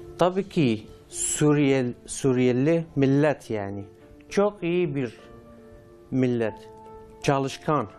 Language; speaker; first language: Turkish; non-native, learner; Arabic